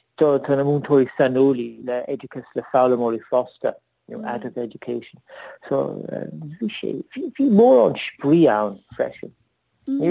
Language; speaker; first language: Irish; non-native, learner; English